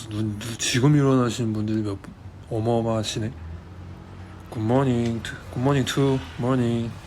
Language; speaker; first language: Korean; native; Korean